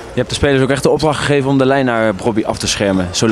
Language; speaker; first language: Dutch; native; Dutch